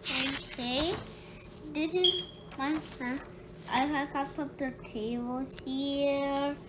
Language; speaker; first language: English; early bilingual, other home language; Spanish